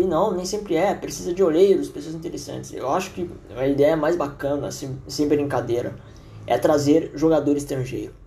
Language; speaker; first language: Portuguese; native; Portuguese